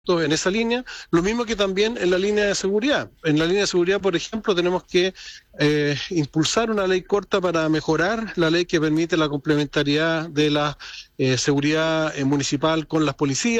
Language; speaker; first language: Spanish; native; Spanish